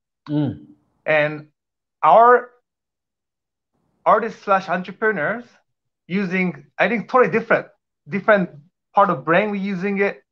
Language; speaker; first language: English; non-native, fluent; Japanese